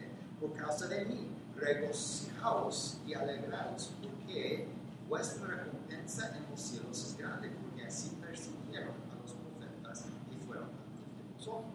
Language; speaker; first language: Spanish; non-native, fluent; English